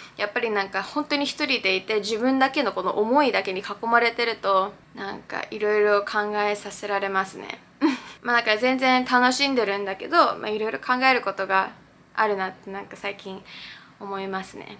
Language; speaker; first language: Japanese; early bilingual, heritage; Japanese